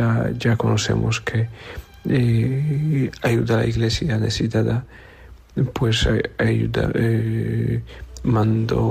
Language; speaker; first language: Spanish; non-native, fluent; Polish